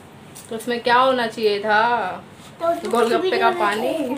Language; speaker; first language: Hindi; native; Hindi